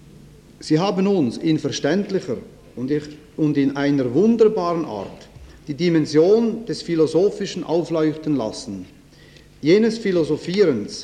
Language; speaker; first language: German; native; German